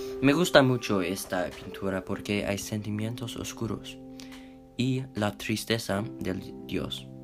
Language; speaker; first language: Spanish; non-native, learner; English